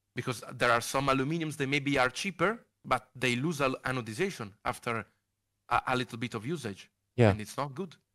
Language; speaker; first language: English; non-native, fluent; Italian